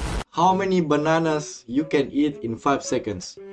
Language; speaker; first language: English; non-native, fluent; Indonesian